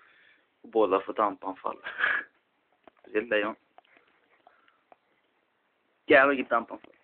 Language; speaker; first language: Swedish; native; Swedish